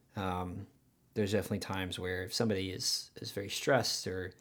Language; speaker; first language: English; native; English